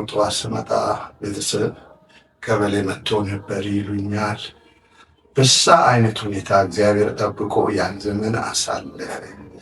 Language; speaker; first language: Amharic; non-native, local second language; Wolaytta